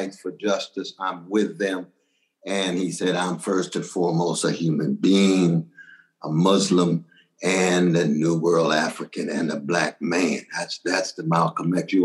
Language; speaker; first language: English; native; English